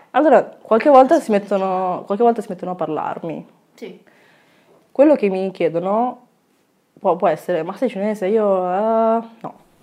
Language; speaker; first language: Italian; early bilingual, other home language; Chinese